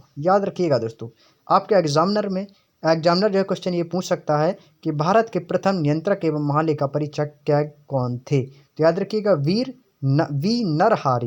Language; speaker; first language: Hindi; native; Hindi